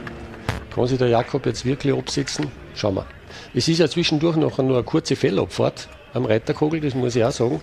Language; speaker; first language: German; native; German